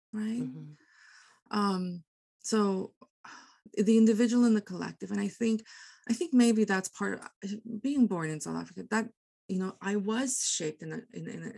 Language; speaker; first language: English; non-native, local second language; Afrikaans